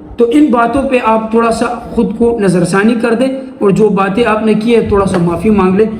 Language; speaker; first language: Urdu; non-native, local second language; Pashto